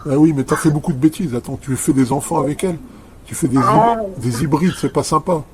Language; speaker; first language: French; native; French